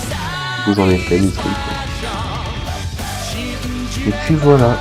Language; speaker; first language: French; native; French